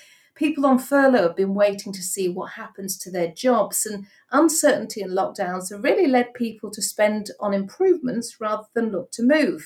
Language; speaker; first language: English; native; English